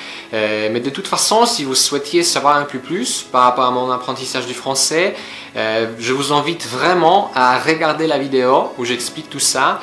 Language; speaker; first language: French; non-native, fluent; Polish